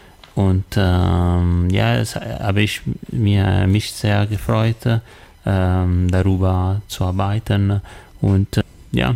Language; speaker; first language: German; non-native, learner; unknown